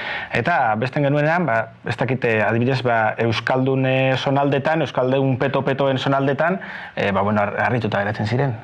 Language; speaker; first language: Basque; non-native, local second language; Spanish